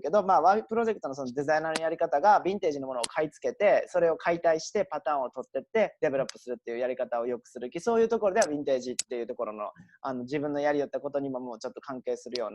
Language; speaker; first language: Japanese; native; Japanese